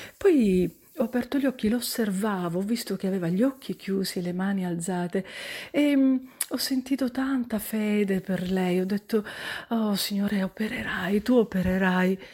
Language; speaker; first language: Italian; native; Italian